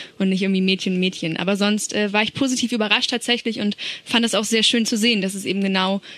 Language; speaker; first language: German; native; German